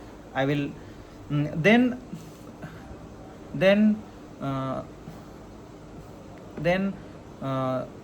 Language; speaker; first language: English; non-native, learner; Hindi